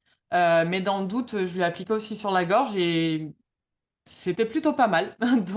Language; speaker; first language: French; native; French